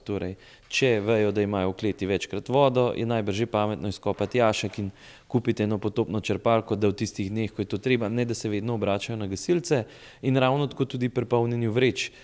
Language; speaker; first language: Slovenian; native; Slovenian